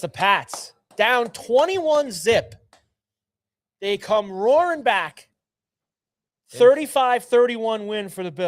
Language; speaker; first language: English; native; English